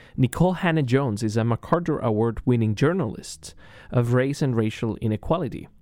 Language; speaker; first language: English; non-native, fluent; Spanish